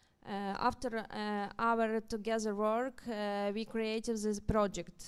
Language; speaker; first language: English; non-native, learner; Ukrainian